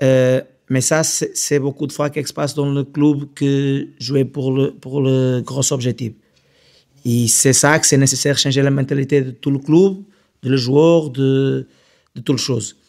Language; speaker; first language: French; non-native, fluent; Portuguese